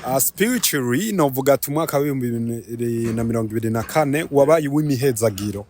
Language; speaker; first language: Rundi; early bilingual, heritage; Rundi